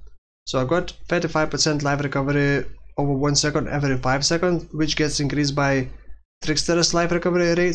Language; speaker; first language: English; non-native, fluent; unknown